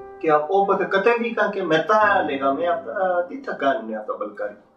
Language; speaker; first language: Greek; non-native, learner; Urdu